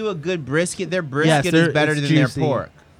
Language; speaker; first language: English; native; English